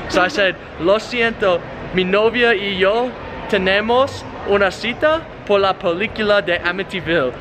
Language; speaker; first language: Spanish; non-native, learner; English